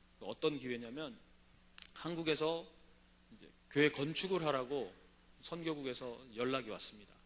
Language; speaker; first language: Korean; native; Korean